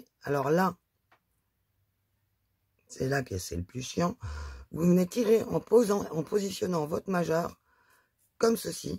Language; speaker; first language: French; native; French